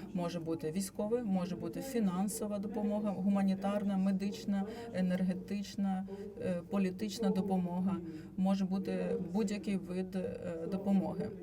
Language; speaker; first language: Ukrainian; non-native, fluent; Latvian